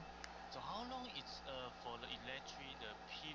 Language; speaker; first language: English; non-native, learner; Chinese